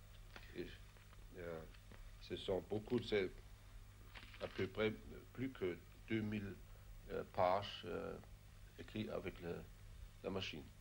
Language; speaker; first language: French; non-native, fluent; German